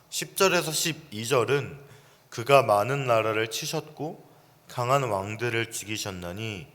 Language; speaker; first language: Korean; native; Korean